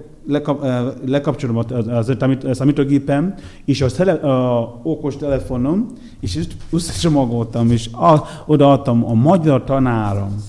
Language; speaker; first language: Hungarian; non-native, fluent; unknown